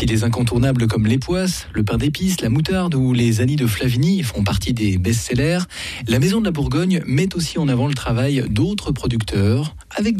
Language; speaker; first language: French; native; French